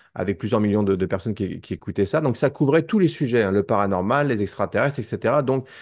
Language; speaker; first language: French; native; French